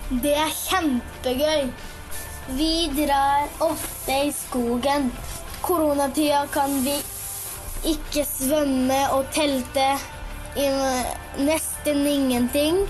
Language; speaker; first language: Norwegian; early bilingual, heritage; Japanese